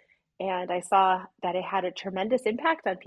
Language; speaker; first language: English; native; English